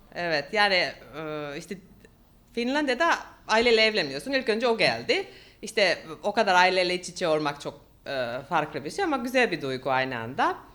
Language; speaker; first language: Turkish; non-native, fluent; Finnish